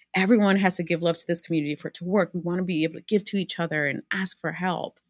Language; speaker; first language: English; early bilingual, other home language; Spanish